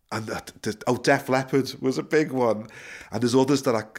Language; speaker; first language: English; native; English